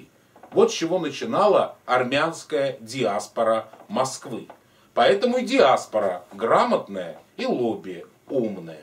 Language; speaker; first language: Russian; native; Russian